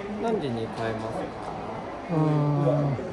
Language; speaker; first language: Japanese; native; Japanese